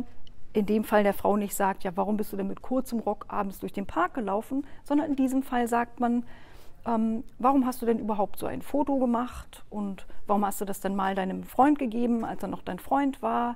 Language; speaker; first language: German; native; German